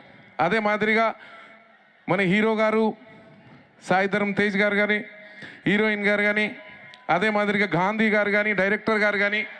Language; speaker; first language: Telugu; native; Telugu